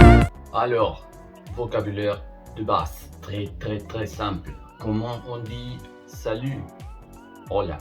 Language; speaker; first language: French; non-native, learner; Spanish